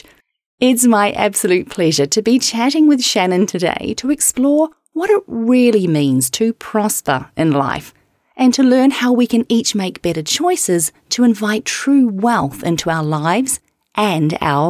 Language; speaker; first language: English; native; English